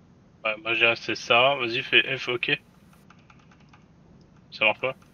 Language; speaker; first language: French; native; French